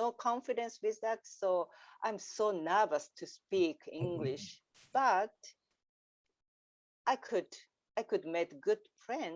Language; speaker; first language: English; non-native, learner; Japanese